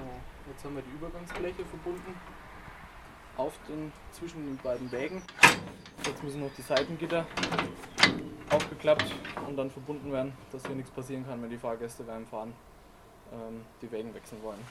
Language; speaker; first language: German; native; German